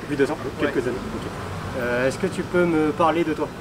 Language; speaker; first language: French; early bilingual, other home language; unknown